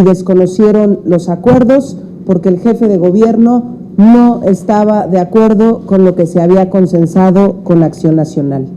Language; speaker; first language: Spanish; native; Spanish